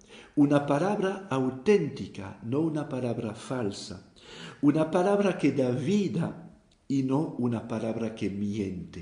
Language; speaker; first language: Spanish; non-native, fluent; French